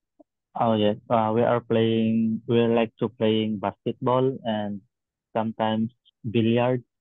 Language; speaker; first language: English; non-native, learner; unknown